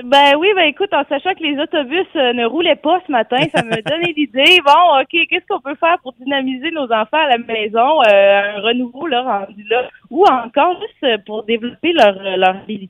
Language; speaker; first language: French; native; French